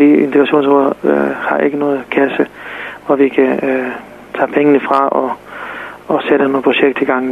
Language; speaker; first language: Danish; non-native, fluent; Serbian